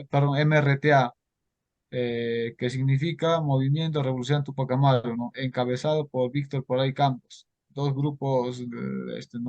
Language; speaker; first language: Spanish; native; Spanish